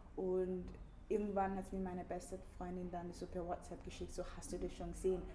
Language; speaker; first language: German; early bilingual, other home language; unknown